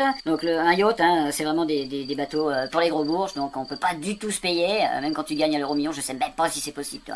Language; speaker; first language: French; native; French